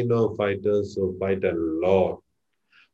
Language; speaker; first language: English; non-native, local second language; Malayalam